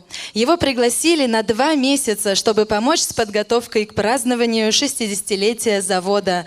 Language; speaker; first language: Russian; native; Russian